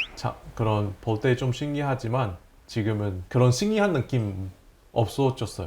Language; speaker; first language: Korean; non-native, fluent; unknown